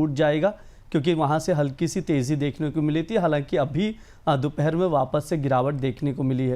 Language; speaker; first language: Hindi; native; Hindi